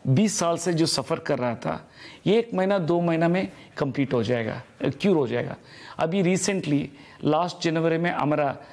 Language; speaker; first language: Hindi; non-native, local second language; Telugu